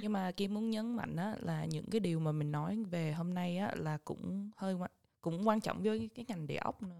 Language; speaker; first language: Vietnamese; early bilingual, heritage; Vietnamese